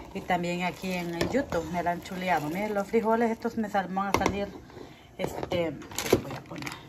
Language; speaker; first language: Spanish; native; Spanish